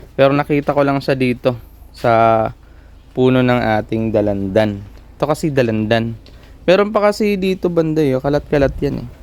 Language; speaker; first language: Filipino; native; Filipino